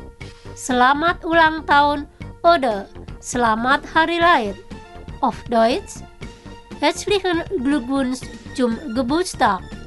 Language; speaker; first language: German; non-native, fluent; Indonesian